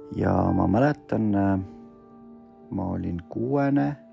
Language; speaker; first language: Estonian; early bilingual, other home language; Russian